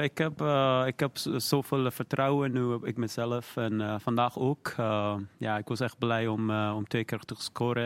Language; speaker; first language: Dutch; non-native, learner; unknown